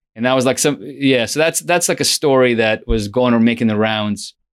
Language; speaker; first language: English; early bilingual, other home language; Russian